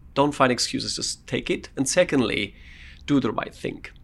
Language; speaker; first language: English; non-native, fluent; German